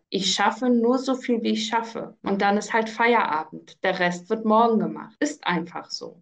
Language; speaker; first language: German; early bilingual, other home language; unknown